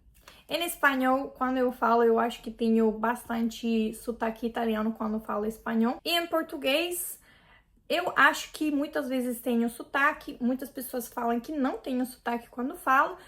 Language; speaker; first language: Portuguese; non-native, fluent; Hungarian